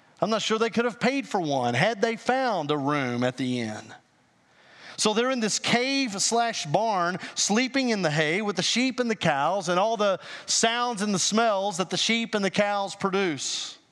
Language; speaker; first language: English; native; English